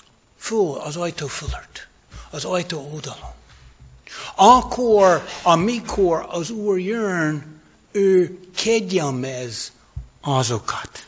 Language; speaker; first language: Hungarian; non-native, fluent; English